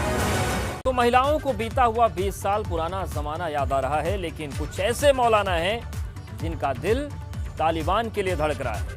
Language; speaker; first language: Hindi; native; Hindi